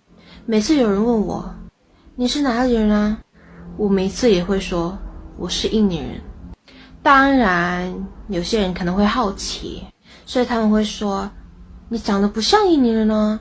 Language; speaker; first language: Chinese; early bilingual, heritage; Indonesian